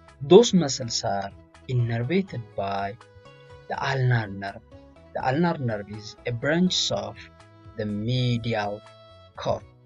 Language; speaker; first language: English; non-native, fluent; Amharic